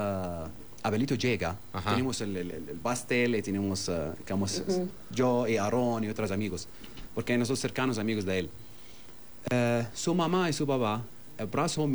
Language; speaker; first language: Spanish; non-native, learner; Arabic